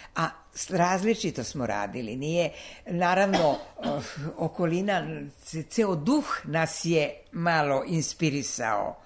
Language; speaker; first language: Serbian; non-native, local second language; Slovak